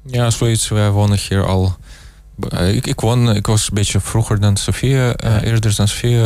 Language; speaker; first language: Dutch; non-native, learner; Russian